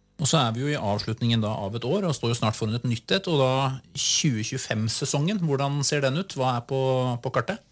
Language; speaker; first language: Norwegian; native; Norwegian